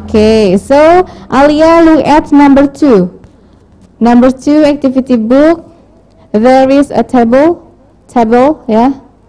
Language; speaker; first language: English; non-native, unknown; Indonesian